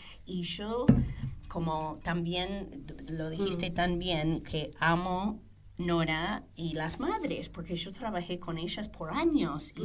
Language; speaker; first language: Spanish; non-native, fluent; English